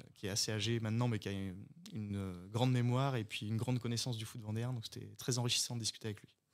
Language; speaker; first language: French; native; French